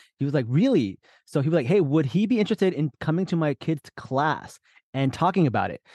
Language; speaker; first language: English; early bilingual, other home language; Urdu